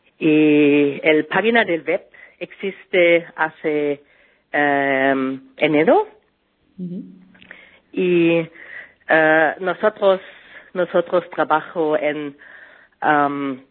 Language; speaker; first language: Spanish; non-native, learner; German